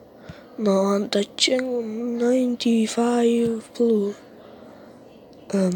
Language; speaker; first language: English; non-native, learner; Italian